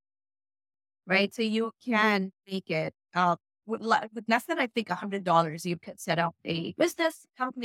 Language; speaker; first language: English; non-native, local second language; Urdu